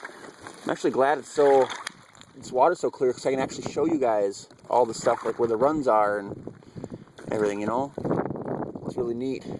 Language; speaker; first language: English; native; English